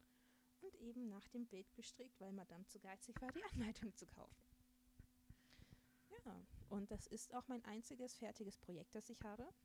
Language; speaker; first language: German; native; German